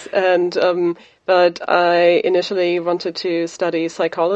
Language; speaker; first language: English; non-native, fluent; German